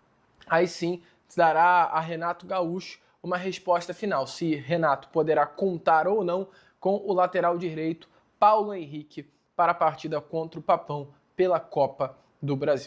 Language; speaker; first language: Portuguese; native; Portuguese